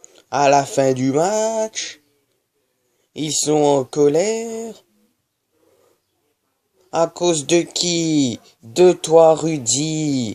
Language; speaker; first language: French; native; French